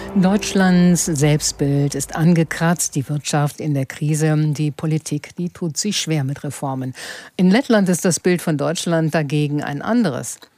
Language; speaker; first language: German; native; German